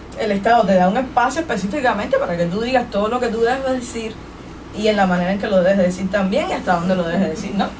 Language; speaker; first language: Spanish; native; Spanish